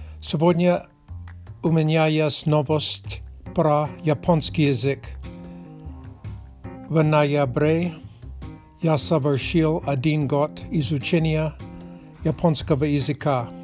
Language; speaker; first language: Russian; non-native, learner; Czech